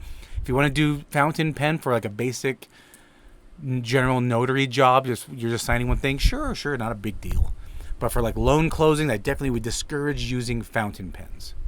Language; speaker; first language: English; native; English